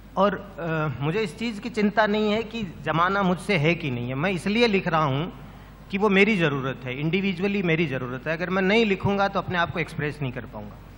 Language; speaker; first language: Hindi; native; Hindi